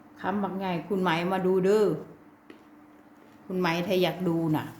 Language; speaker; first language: Thai; non-native, local second language; Lao